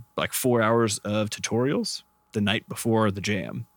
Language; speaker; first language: English; native; English